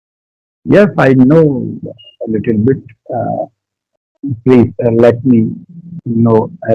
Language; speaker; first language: English; non-native, learner; Hindi